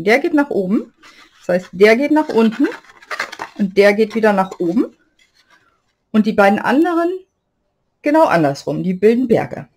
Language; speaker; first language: German; native; German